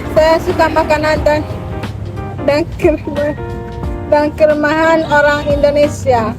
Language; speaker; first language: Indonesian; non-native, learner; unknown